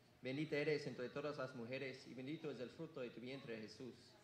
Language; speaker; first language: Spanish; non-native, fluent; English